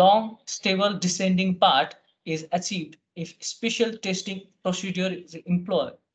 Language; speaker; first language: English; non-native, local second language; Nepali